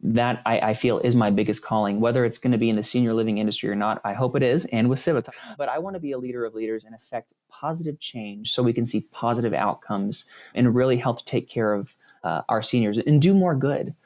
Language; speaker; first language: English; native; English